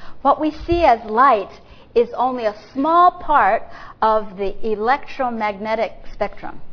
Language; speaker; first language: English; native; English